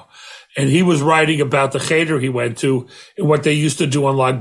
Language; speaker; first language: English; native; English